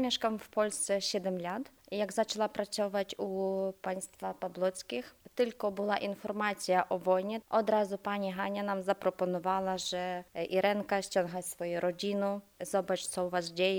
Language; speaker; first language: Polish; non-native, fluent; Ukrainian